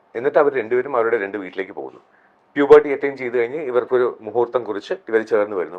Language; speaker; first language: Malayalam; native; Malayalam